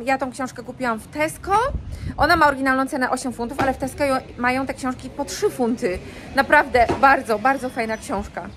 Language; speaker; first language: Polish; native; Polish